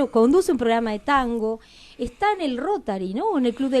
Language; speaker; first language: Spanish; native; Spanish